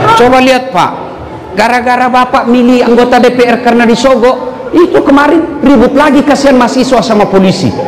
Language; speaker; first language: Indonesian; non-native, local second language; Buginese